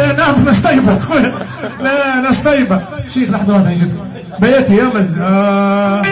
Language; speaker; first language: Arabic; native; Arabic